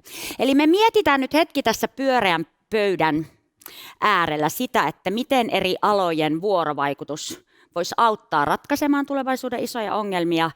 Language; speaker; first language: Finnish; native; Finnish